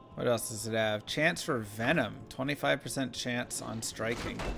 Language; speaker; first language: English; native; English